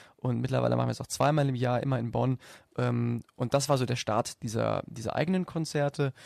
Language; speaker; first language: German; native; German